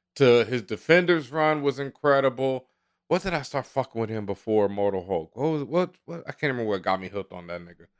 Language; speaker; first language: English; native; English